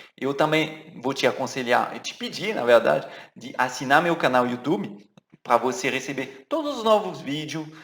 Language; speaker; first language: Portuguese; non-native, fluent; French